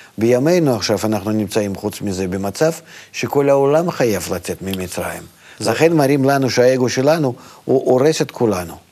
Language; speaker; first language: Hebrew; non-native, fluent; Russian